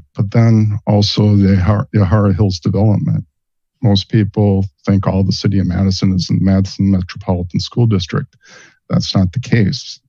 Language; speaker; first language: English; native; English